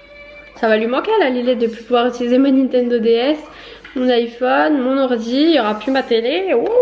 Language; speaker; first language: French; native; French